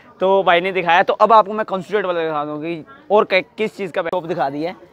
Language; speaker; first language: Hindi; native; Hindi